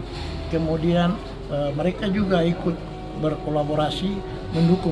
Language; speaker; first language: Indonesian; native; Indonesian